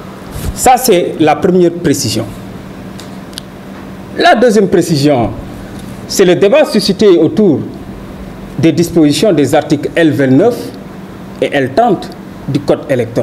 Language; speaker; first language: French; non-native, local second language; Wolof